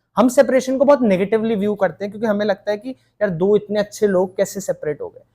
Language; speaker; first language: Hindi; native; Hindi